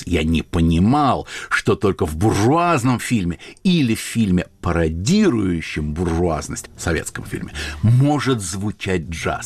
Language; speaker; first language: Russian; native; Russian